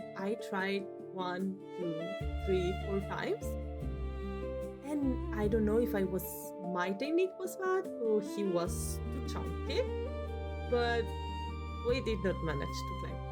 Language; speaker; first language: English; non-native, fluent; Spanish